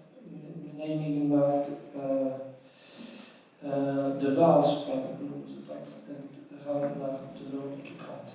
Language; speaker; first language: Dutch; non-native, local second language; French